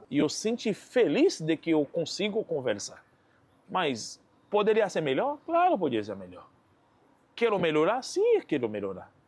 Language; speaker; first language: Portuguese; non-native, fluent; Haitian Creole